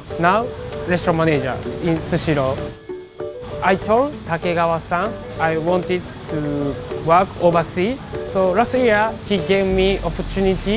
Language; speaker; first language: English; non-native, learner; Japanese